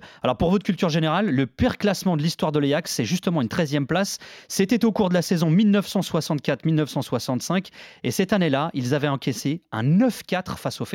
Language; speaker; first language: French; native; French